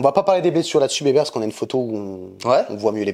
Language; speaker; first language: French; native; French